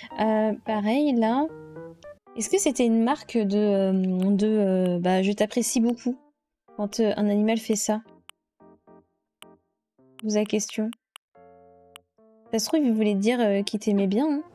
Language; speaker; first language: French; native; French